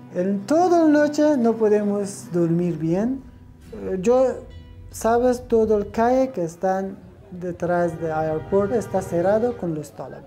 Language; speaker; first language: Spanish; non-native, learner; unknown